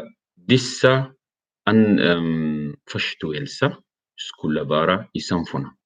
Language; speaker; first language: Norwegian; non-native, learner; Arabic